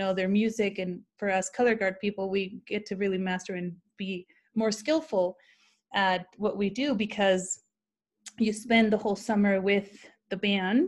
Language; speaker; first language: English; non-native, fluent; Spanish